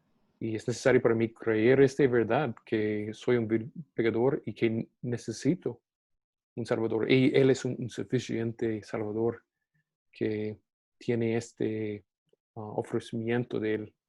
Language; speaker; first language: Spanish; non-native, fluent; English